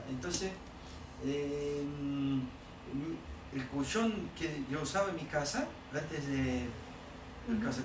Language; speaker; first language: Spanish; non-native, learner; Portuguese